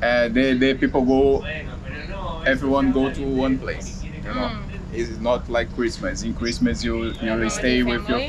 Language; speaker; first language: English; non-native, learner; Portuguese